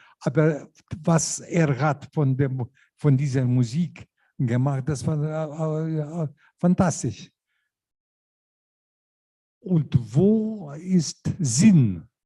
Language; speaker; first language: German; non-native, learner; Lithuanian